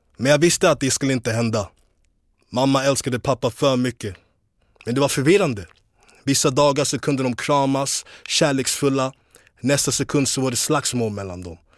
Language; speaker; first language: Swedish; early bilingual, other home language; English